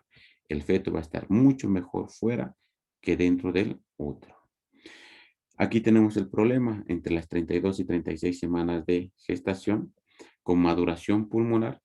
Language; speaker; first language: Spanish; native; Spanish